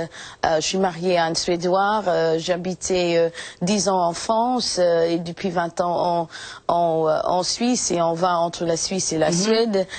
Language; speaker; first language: French; non-native, fluent; English